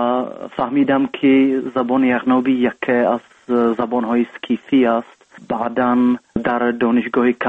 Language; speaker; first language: Persian; non-native, learner; Czech